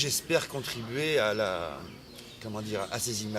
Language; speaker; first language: French; native; French